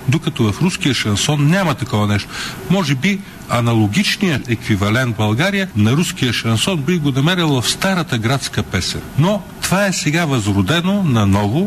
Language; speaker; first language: Bulgarian; native; Bulgarian